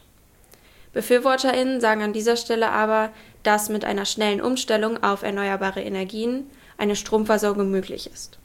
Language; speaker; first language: German; native; German